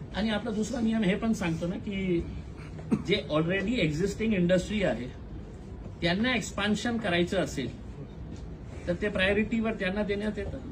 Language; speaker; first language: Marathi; non-native, local second language; Urdu